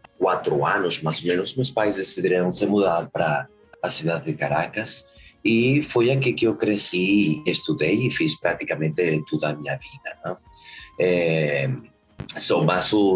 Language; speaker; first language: Portuguese; early bilingual, heritage; Spanish